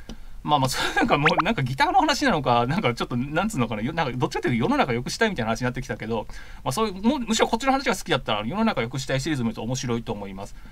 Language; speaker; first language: Japanese; native; Japanese